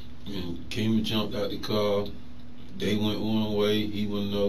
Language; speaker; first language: English; native; English